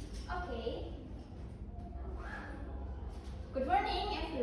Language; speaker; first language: English; non-native, fluent; Indonesian